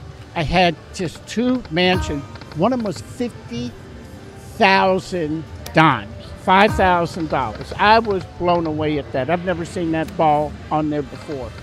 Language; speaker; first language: English; native; English